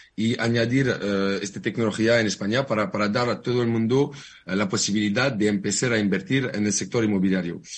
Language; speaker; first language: Spanish; non-native, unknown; French